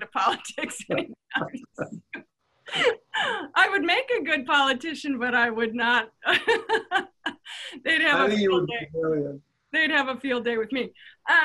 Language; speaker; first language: English; native; English